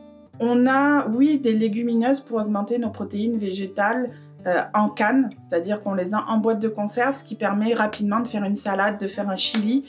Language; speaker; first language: French; native; French